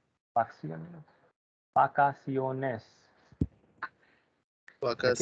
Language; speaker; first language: Spanish; non-native, fluent; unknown